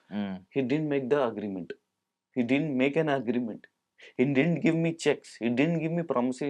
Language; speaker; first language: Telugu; non-native, local second language; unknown